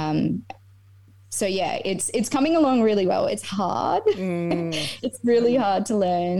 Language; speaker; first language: English; native; English